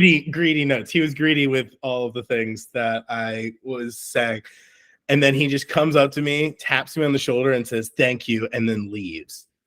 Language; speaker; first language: English; native; English